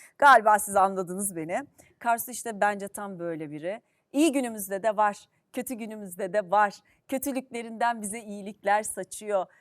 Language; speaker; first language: Turkish; native; Turkish